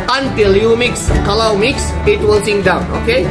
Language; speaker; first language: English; non-native, learner; Turkish